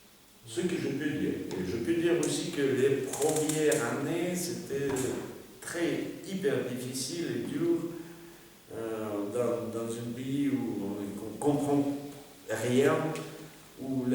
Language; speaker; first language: French; non-native, fluent; Russian